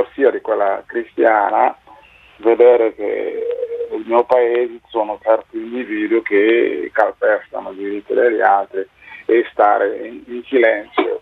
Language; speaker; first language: Italian; non-native, fluent; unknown